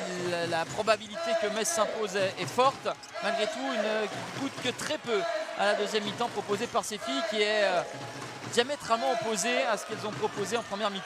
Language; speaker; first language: French; native; French